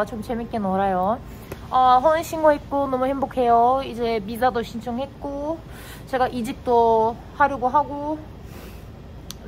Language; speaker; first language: Korean; non-native, fluent; Turkish